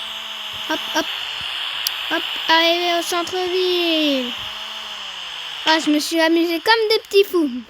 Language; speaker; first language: French; native; French